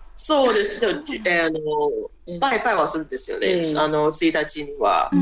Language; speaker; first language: Japanese; non-native, fluent; Chinese